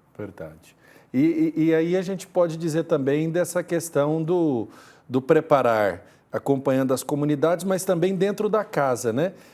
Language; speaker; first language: Portuguese; native; Portuguese